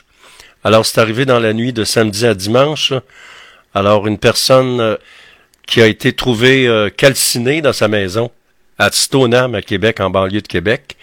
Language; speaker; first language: French; native; French